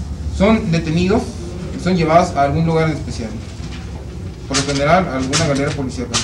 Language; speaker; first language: Spanish; native; Spanish